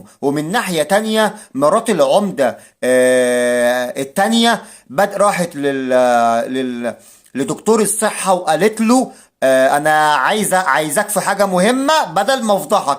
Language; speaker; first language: Arabic; native; Arabic